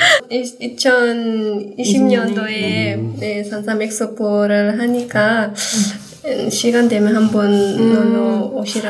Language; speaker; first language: Korean; non-native, fluent; Nepali